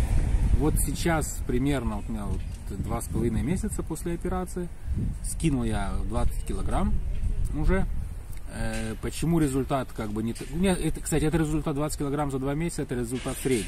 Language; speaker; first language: Russian; native; Russian